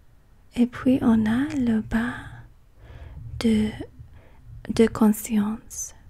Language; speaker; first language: French; non-native, learner; English